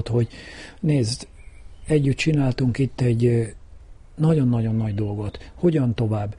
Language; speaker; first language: Hungarian; native; Hungarian